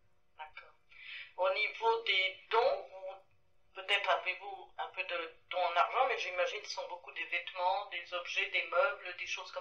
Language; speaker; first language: French; native; French